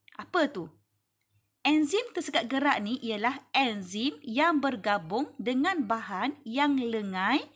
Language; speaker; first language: Malay; native; Malay